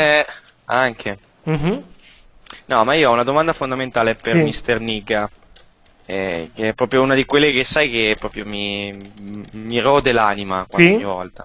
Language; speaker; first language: Italian; native; Italian